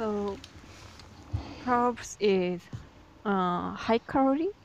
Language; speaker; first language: English; non-native, learner; Japanese